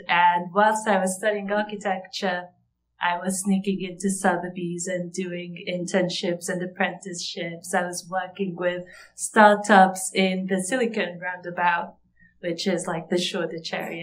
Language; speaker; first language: English; non-native, fluent; Portuguese